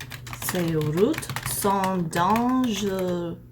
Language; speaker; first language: French; non-native, learner; English